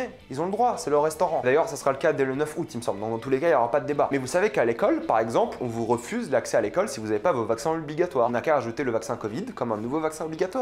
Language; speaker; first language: French; native; French